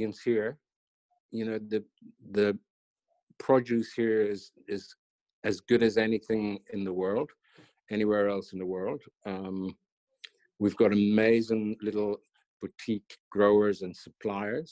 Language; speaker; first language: English; native; English